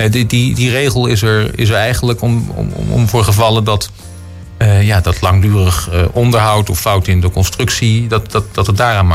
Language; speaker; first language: Dutch; native; Dutch